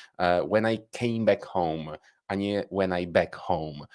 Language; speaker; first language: English; non-native, fluent; Polish